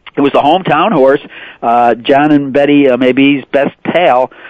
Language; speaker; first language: English; native; English